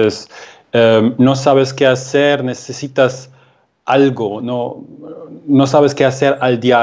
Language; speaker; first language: Spanish; non-native, fluent; German